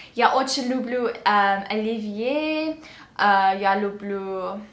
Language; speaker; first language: Russian; early bilingual, other home language; English